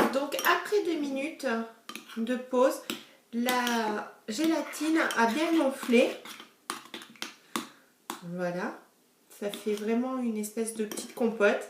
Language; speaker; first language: French; native; French